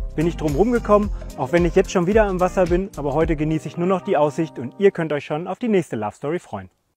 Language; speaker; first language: German; native; German